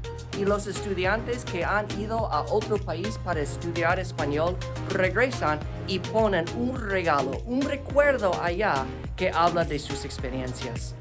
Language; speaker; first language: Spanish; non-native, fluent; English